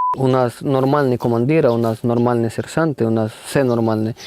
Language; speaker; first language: Ukrainian; non-native, learner; Spanish